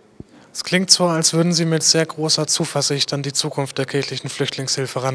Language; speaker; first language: German; native; German